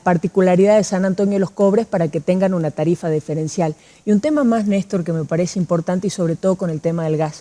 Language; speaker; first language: Spanish; native; Spanish